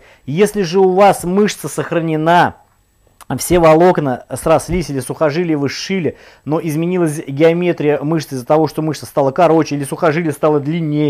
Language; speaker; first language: Russian; native; Russian